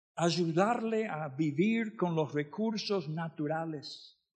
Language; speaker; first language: Spanish; non-native, fluent; English